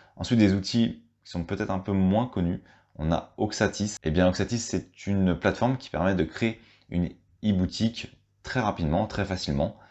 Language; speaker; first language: French; native; French